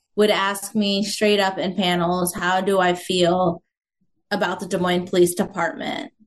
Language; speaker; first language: English; native; English